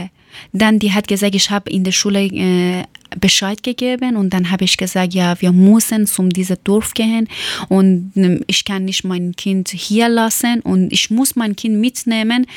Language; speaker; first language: German; non-native, learner; Persian